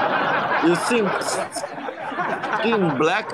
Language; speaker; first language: English; non-native, learner; Chinese